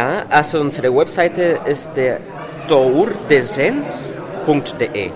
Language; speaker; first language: German; non-native, fluent; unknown